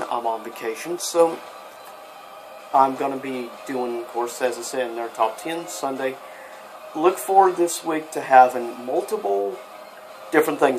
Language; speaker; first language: English; native; English